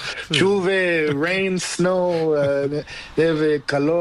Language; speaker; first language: Spanish; non-native, learner; Portuguese